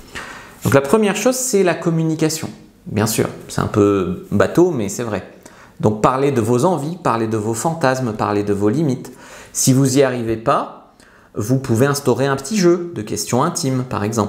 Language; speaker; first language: French; native; French